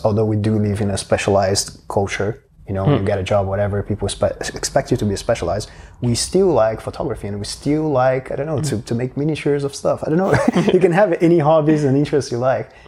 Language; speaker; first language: English; non-native, fluent; Portuguese